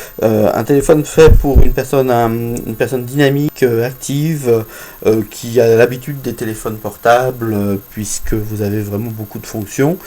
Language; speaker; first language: French; native; French